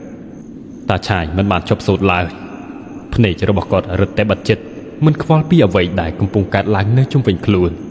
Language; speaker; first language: Khmer; native; Khmer